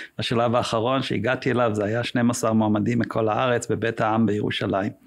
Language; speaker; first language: Hebrew; native; Hebrew